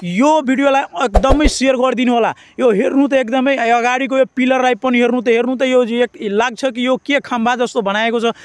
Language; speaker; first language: Nepali; non-native, local second language; Maithili